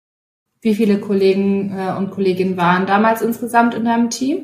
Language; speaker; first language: German; native; German